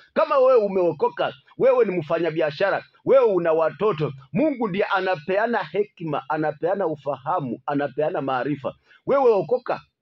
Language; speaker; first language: Swahili; non-native, local second language; Luyia